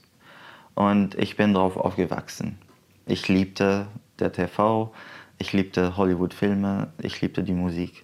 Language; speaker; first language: German; non-native, fluent; Arabic